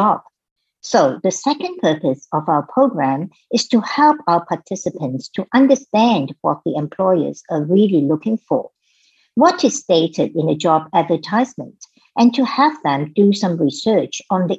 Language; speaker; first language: English; non-native, local second language; Cantonese